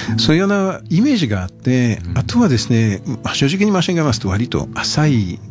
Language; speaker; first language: Japanese; non-native, fluent; French